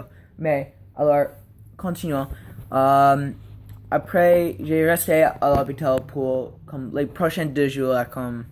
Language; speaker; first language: French; non-native, learner; English